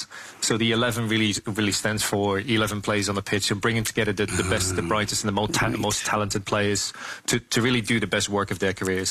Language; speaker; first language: English; non-native, fluent; Dutch